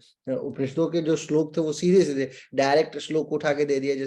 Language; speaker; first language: Hindi; native; Hindi